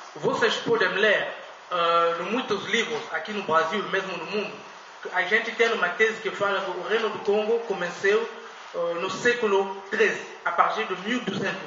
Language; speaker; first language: Portuguese; non-native, fluent; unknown